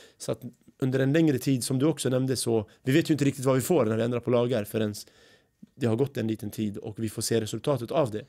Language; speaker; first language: Swedish; early bilingual, other home language; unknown